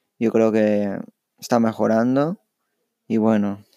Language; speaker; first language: Spanish; early bilingual, other home language; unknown